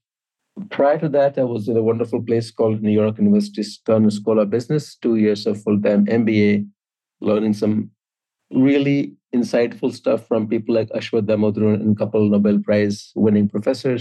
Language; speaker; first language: English; non-native, local second language; Hindi